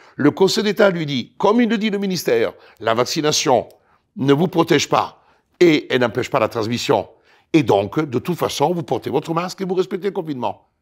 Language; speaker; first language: French; non-native, fluent; Italian